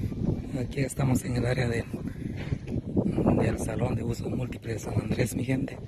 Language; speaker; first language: Spanish; native; Spanish